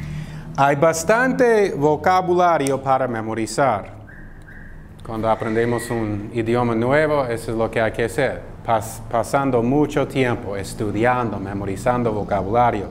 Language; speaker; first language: Spanish; non-native, fluent; English